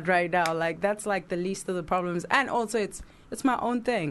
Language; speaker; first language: English; non-native, local second language; Zulu